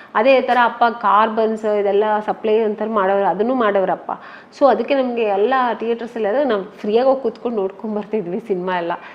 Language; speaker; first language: Kannada; native; Kannada